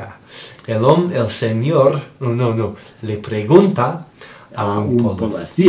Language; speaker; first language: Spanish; non-native, fluent; English